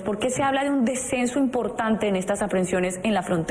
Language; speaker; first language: Spanish; native; Spanish